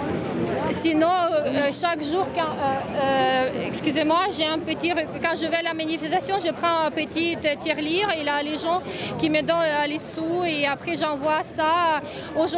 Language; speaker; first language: French; non-native, fluent; Russian